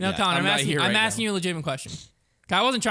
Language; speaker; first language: English; native; English